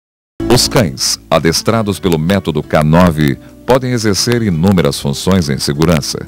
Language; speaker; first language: Portuguese; native; Portuguese